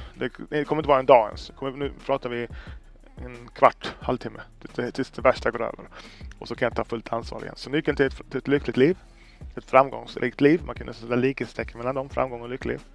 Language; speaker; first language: Swedish; native; Swedish